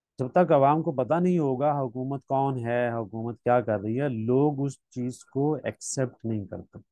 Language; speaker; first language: Urdu; non-native, local second language; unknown